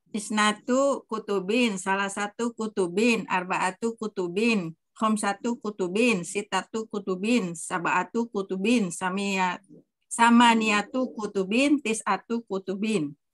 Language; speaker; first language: Arabic; non-native, learner; Indonesian